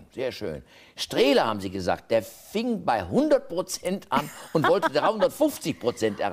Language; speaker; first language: German; native; German